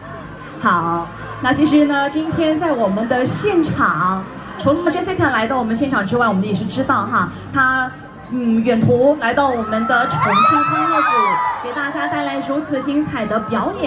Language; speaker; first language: Chinese; native; Chinese